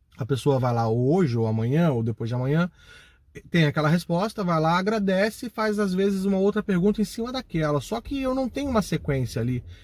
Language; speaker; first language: Portuguese; native; Portuguese